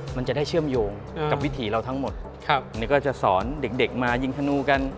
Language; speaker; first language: Thai; native; Thai